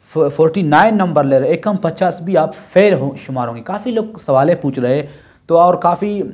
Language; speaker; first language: Urdu; non-native, local second language; Brahui